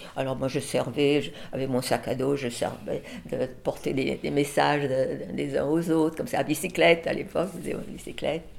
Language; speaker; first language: French; early bilingual, other home language; Spanish